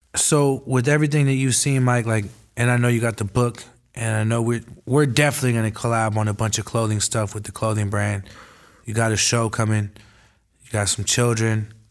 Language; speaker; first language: English; native; English